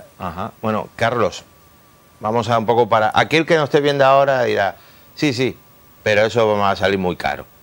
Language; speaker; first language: Spanish; native; Spanish